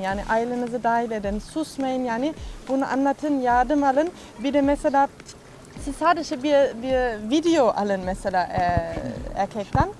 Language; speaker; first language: Turkish; non-native, fluent; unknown